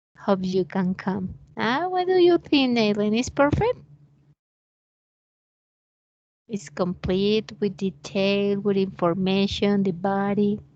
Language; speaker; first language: English; non-native, learner; Spanish